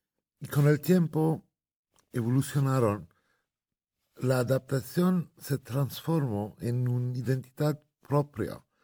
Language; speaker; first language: Spanish; non-native, fluent; Arabic